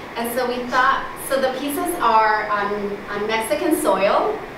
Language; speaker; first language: English; early bilingual, other home language; Spanish